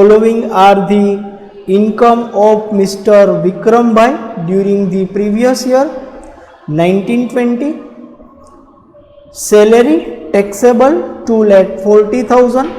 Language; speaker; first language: English; non-native, local second language; Gujarati